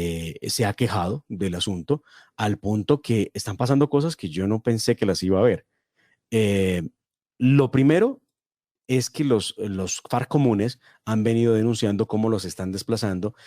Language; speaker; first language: Spanish; native; Spanish